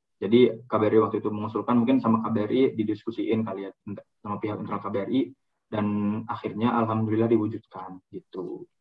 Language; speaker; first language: Indonesian; native; Indonesian